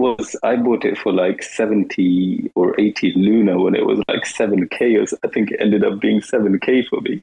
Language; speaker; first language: English; native; English